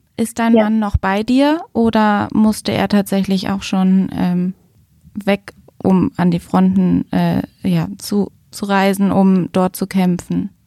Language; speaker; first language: German; native; German